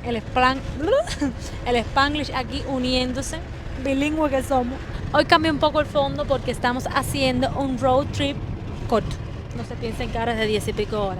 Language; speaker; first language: Spanish; native; Spanish